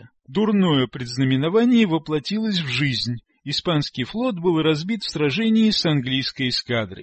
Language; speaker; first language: Russian; native; Russian